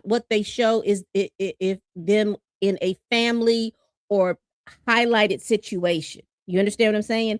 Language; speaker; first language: English; native; English